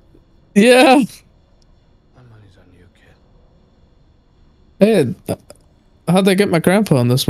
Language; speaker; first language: English; native; English